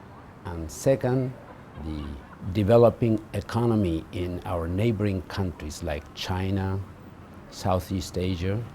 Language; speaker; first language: English; non-native, fluent; Japanese